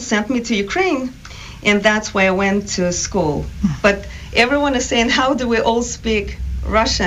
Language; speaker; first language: English; non-native, fluent; Ukrainian